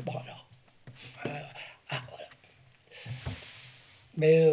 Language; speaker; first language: French; native; French